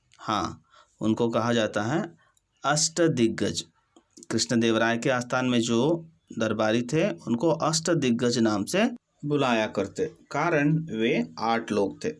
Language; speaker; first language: Hindi; non-native, local second language; Kannada